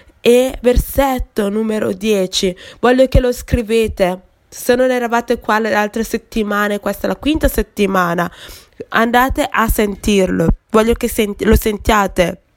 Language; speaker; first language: Italian; non-native, fluent; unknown